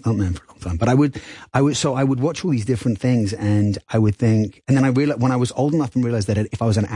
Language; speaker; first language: English; native; English